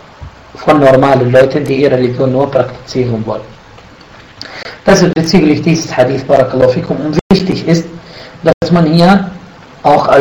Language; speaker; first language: German; non-native, fluent; Arabic